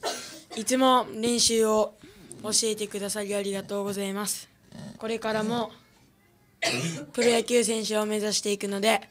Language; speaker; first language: Japanese; native; Japanese